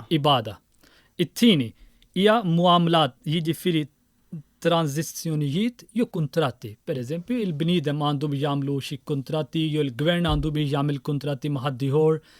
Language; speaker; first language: Maltese; non-native, fluent; Urdu